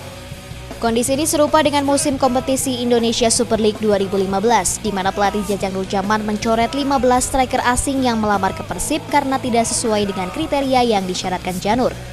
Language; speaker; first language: Indonesian; native; Indonesian